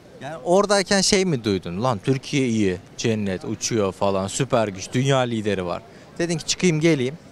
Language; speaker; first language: Turkish; native; Turkish